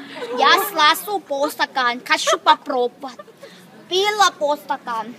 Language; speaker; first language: Russian; non-native, learner; Thai